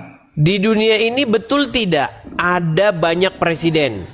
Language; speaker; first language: Indonesian; native; Indonesian